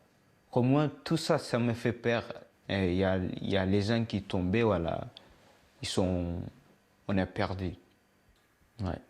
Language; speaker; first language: French; non-native, learner; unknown